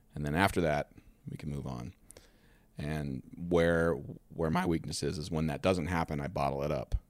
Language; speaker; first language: English; native; English